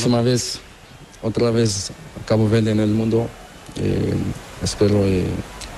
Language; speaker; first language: Spanish; non-native, learner; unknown